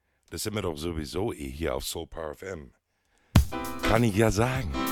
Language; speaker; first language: German; native; German